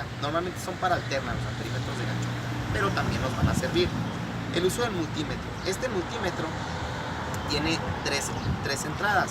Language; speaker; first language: Spanish; native; Spanish